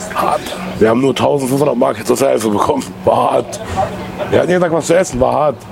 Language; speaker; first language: German; early bilingual, other home language; Arabic